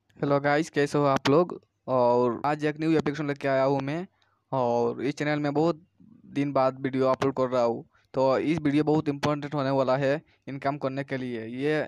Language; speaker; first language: Hindi; non-native, local second language; Bangla